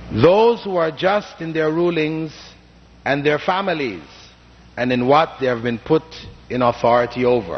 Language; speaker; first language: English; non-native, fluent; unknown